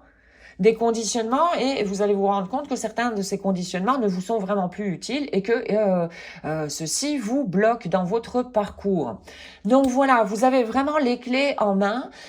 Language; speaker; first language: French; native; French